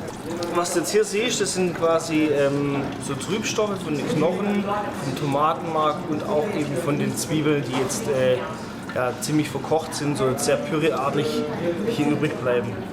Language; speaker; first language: German; native; German